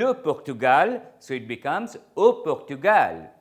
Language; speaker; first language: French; non-native, fluent; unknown